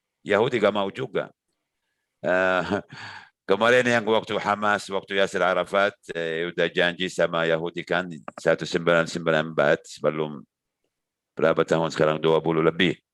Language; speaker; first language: Indonesian; non-native, learner; Arabic